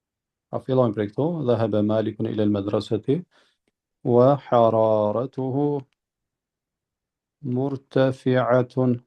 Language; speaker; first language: Arabic; non-native, fluent; Albanian